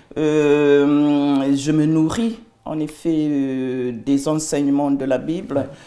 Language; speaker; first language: French; non-native, fluent; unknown